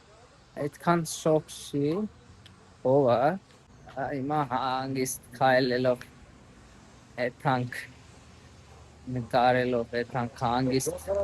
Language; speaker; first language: Armenian; non-native, learner; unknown